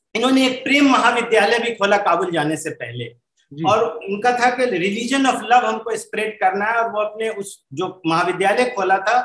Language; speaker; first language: Hindi; native; Hindi